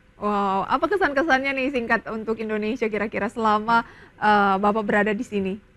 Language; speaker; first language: Indonesian; native; Indonesian